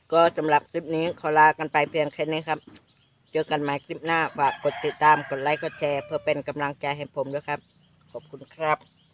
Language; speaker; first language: Thai; non-native, local second language; Khmer